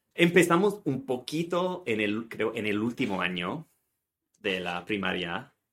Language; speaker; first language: Spanish; non-native, fluent; English